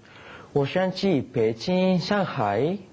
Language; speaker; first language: Chinese; non-native, learner; Japanese